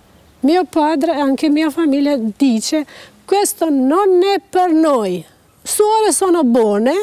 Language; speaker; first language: Italian; non-native, learner; Albanian